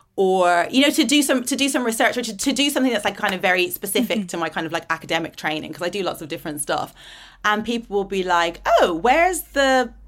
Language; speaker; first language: English; native; English